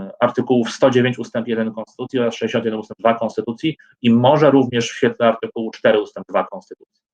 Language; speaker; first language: Polish; native; Polish